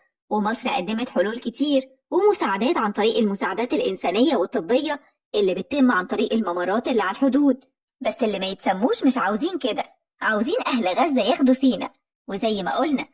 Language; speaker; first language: Arabic; native; Arabic